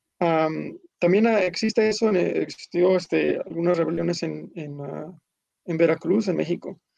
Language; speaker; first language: Spanish; early bilingual, heritage; Spanish